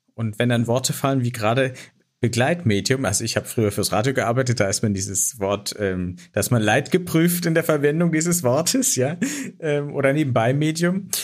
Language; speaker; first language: German; native; German